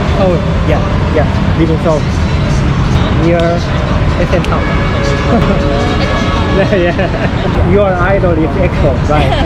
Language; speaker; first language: English; non-native, learner; Korean